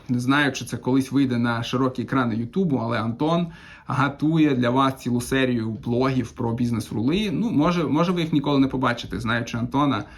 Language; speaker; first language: Ukrainian; non-native, local second language; Russian